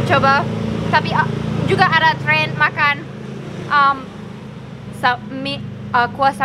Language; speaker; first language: Indonesian; non-native, learner; English